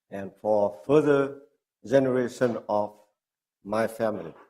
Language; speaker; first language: English; non-native, learner; Vietnamese